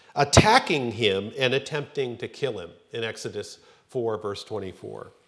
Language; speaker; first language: English; native; English